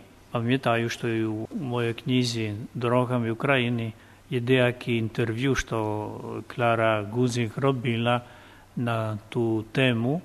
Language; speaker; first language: Ukrainian; non-native, fluent; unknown